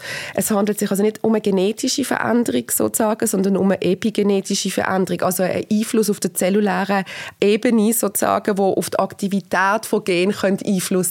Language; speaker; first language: German; native; German